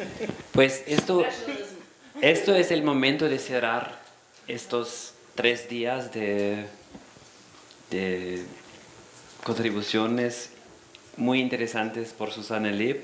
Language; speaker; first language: Spanish; non-native, fluent; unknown